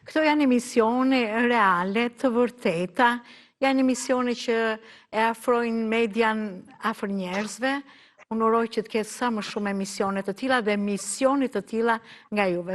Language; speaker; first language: Albanian; native; Albanian